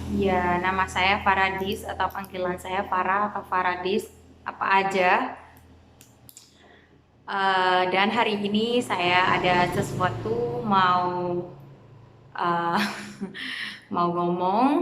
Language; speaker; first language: Indonesian; non-native, fluent; Khmer